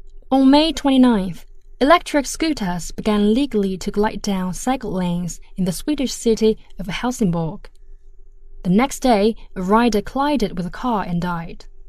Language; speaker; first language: English; non-native, fluent; Chinese